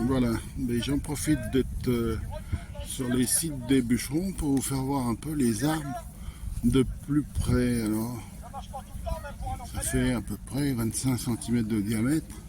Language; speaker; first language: French; native; French